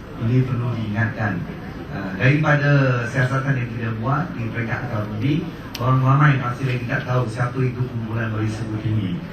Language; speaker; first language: Malay; non-native, local second language; Chinese